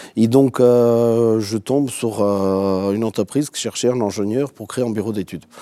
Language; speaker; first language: French; non-native, fluent; Portuguese